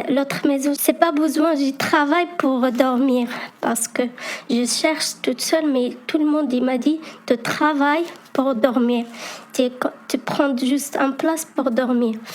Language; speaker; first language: French; non-native, learner; Arabic